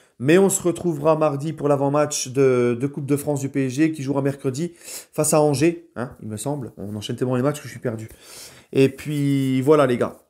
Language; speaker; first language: French; native; French